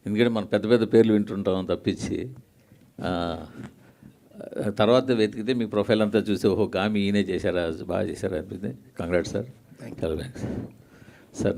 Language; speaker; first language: Telugu; native; Telugu